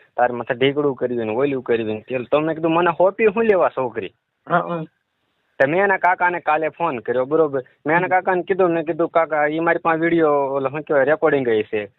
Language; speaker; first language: Gujarati; native; Gujarati